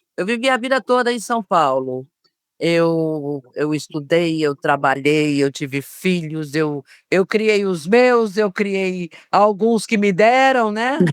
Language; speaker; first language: Portuguese; native; Portuguese